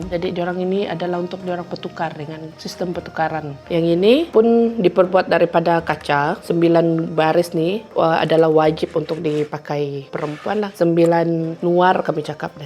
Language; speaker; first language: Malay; non-native, local second language; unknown